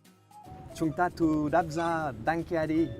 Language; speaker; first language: Vietnamese; non-native, learner; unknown